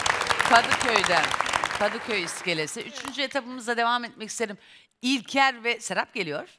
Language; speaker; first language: Turkish; native; Turkish